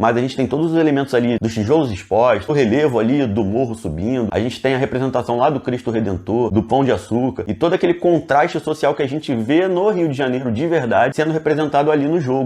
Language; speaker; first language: Portuguese; native; Portuguese